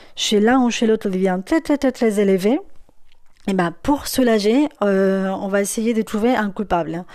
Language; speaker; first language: French; non-native, fluent; Spanish